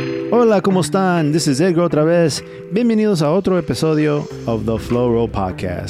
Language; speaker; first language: Spanish; early bilingual, heritage; Spanish